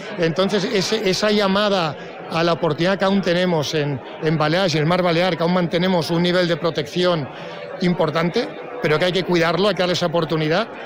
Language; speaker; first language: Spanish; non-native, local second language; Catalan